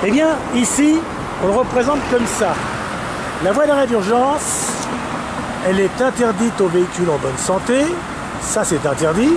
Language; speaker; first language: French; native; French